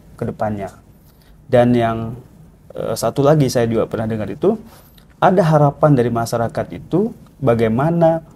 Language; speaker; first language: Indonesian; non-native, local second language; Minangkabau